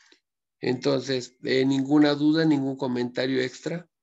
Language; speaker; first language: Spanish; native; Spanish